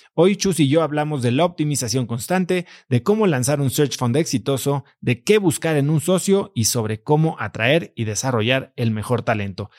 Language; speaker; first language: Spanish; native; Spanish